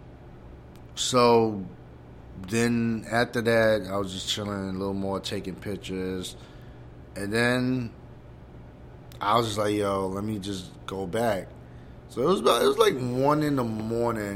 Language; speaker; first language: English; native; English